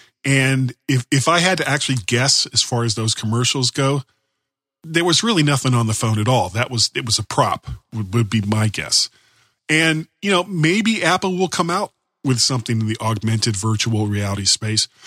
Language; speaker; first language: English; native; English